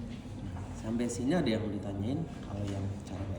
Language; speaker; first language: Indonesian; native; Indonesian